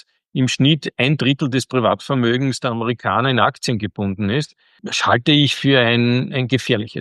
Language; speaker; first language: German; native; German